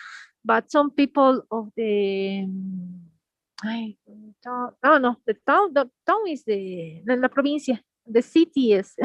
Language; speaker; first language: English; non-native, learner; Spanish